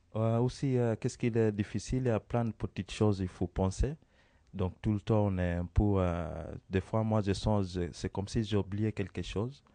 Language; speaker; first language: French; non-native, learner; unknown